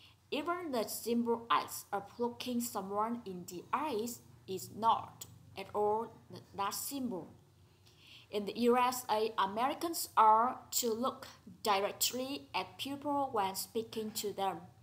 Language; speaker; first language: English; non-native, fluent; Vietnamese